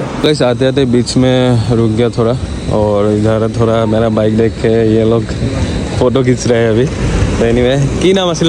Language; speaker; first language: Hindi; non-native, local second language; Assamese